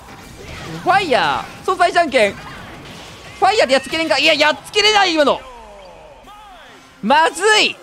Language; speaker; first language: Japanese; native; Japanese